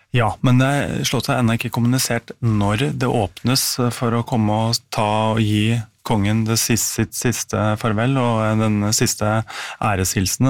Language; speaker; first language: Norwegian; native; Norwegian